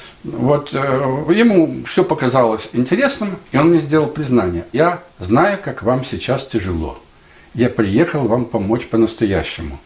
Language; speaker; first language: Russian; native; Russian